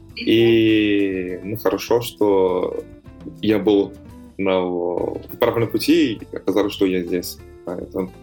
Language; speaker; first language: Russian; non-native, fluent; Portuguese